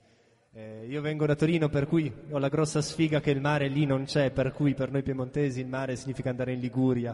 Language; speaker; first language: Italian; native; Italian